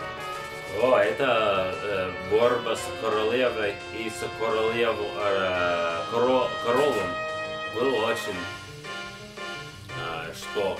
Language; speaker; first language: Russian; non-native, learner; English